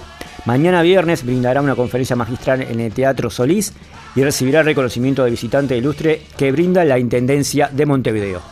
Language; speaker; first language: Spanish; native; Spanish